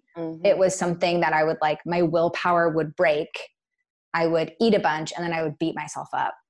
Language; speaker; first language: English; native; English